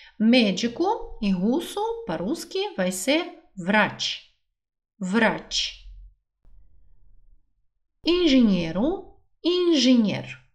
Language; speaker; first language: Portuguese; non-native, fluent; Russian